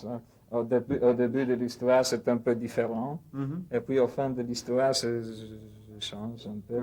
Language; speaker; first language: French; non-native, fluent; Polish